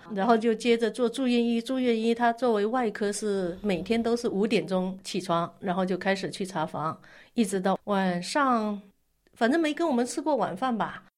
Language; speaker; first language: Chinese; non-native, local second language; Min Nan Chinese